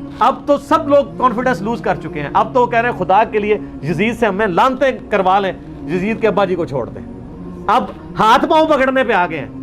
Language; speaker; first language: Urdu; non-native, local second language; Punjabi